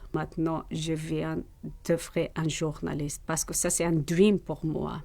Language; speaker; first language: French; non-native, learner; Persian